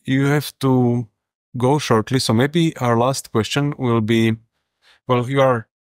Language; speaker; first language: English; non-native, fluent; Slovak